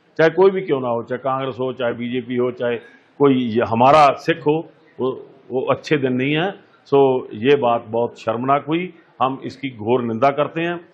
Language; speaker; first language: Hindi; non-native, local second language; Punjabi